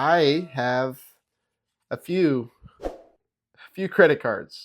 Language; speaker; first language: English; native; English